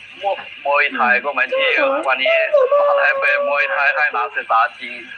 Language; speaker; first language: Thai; non-native, learner; Chinese